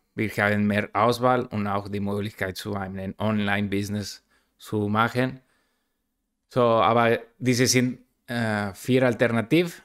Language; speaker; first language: German; non-native, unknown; Spanish